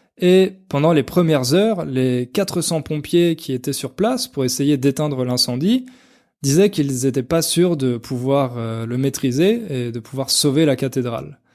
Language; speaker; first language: French; native; French